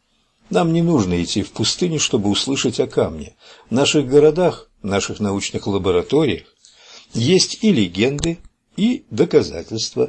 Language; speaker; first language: Russian; native; Russian